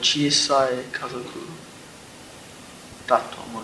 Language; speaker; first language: Japanese; non-native, learner; English